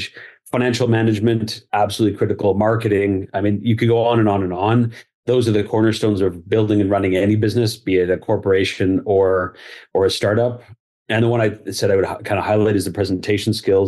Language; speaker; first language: English; native; English